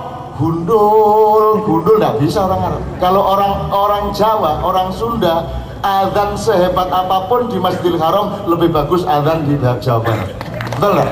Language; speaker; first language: Indonesian; non-native, local second language; Javanese